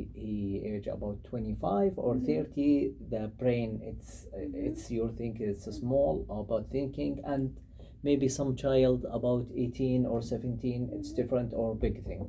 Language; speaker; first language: English; non-native, learner; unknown